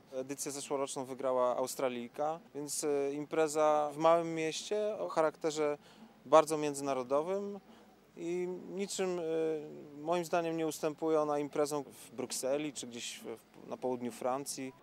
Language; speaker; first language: Polish; native; Polish